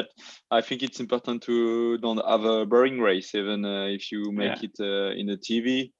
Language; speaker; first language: English; non-native, learner; French